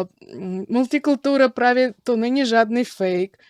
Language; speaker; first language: Czech; non-native, fluent; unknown